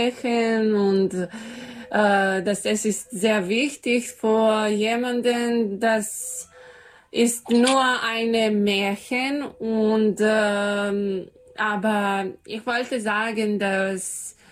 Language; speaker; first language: German; non-native, learner; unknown